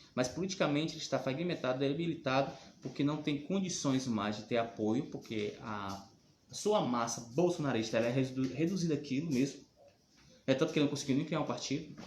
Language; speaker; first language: Portuguese; native; Portuguese